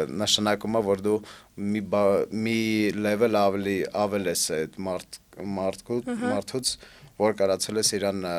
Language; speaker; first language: Armenian; early bilingual, heritage; Armenian